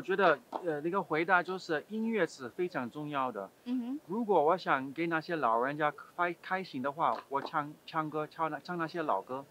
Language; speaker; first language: Chinese; non-native, fluent; English